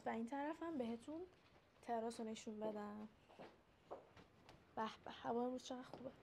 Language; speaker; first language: Persian; native; Persian